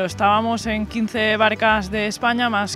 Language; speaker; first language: Spanish; native; Spanish